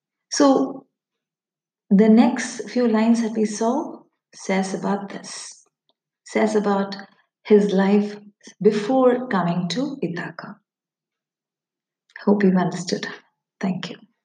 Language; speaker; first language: English; non-native, local second language; Malayalam